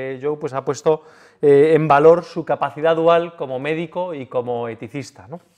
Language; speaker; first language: Spanish; native; Spanish